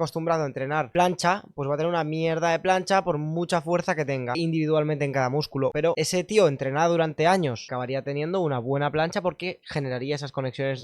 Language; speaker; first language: Spanish; native; Spanish